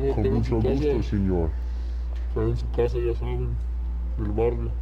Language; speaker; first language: Spanish; native; Spanish